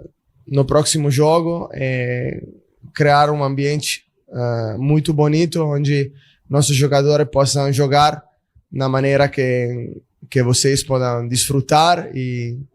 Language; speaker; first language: Portuguese; non-native, fluent; Italian